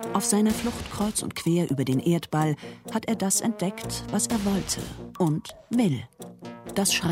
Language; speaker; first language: German; native; German